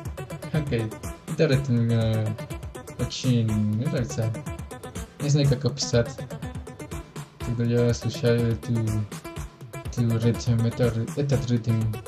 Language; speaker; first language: Russian; non-native, learner; Spanish